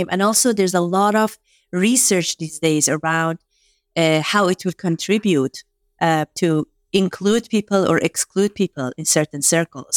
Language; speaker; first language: English; non-native, fluent; Persian